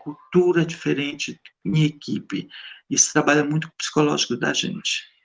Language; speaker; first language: Portuguese; native; Portuguese